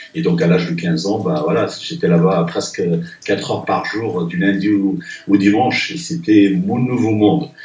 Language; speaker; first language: French; non-native, local second language; Arabic